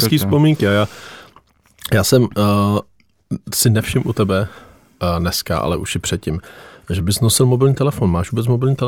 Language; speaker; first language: Czech; native; Czech